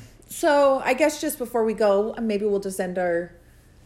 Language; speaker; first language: English; native; English